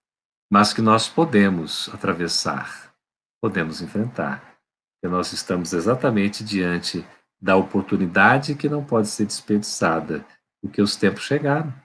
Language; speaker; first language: Portuguese; native; Portuguese